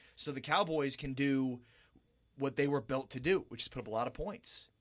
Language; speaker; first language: English; native; English